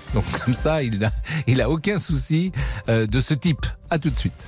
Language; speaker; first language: French; native; French